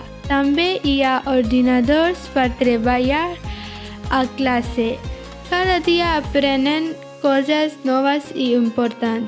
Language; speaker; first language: Catalan; non-native, learner; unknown